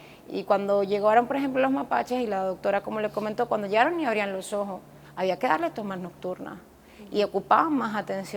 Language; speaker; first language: Spanish; native; Spanish